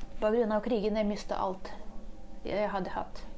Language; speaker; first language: Norwegian; non-native, fluent; Ukrainian